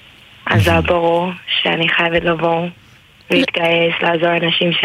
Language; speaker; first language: Hebrew; non-native, learner; English